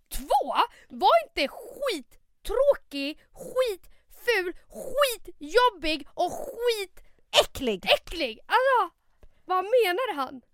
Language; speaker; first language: Swedish; early bilingual, other home language; Spanish